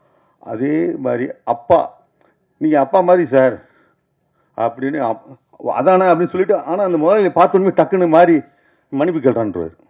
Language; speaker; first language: Tamil; native; Tamil